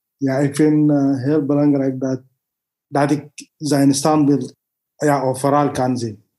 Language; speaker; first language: Dutch; non-native, learner; Arabic